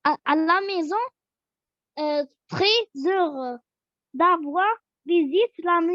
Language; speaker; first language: French; non-native, learner; Arabic